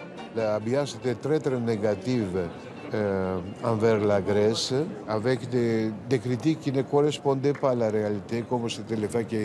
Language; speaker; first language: French; non-native, fluent; Greek